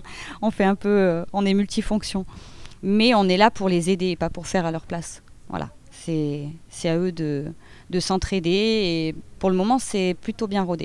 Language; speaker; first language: French; native; French